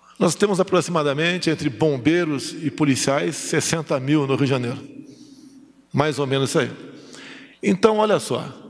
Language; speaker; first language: Portuguese; native; Portuguese